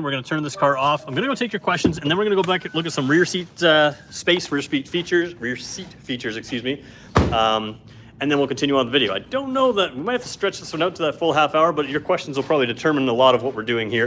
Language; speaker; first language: English; native; English